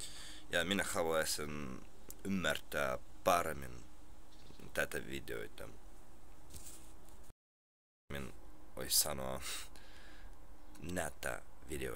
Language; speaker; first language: Finnish; non-native, learner; Russian